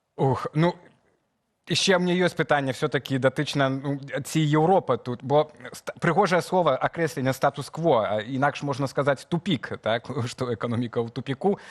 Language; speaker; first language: Belarusian; non-native, local second language; Russian